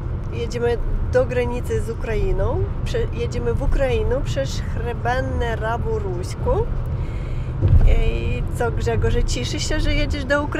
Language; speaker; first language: Polish; non-native, learner; Ukrainian